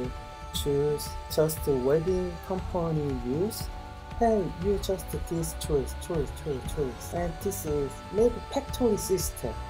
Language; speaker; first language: English; non-native, learner; Korean